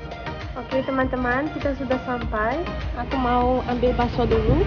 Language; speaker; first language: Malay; non-native, fluent; Russian